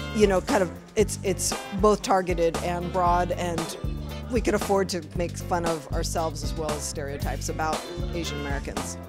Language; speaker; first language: English; native; English